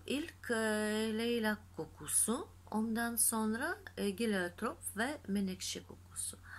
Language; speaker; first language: Turkish; non-native, fluent; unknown